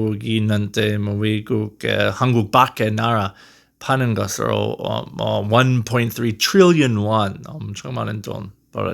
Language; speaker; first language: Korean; non-native, learner; English